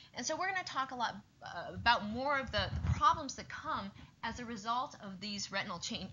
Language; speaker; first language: English; native; English